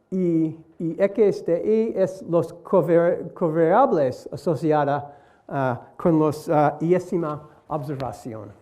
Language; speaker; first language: Spanish; non-native, learner; English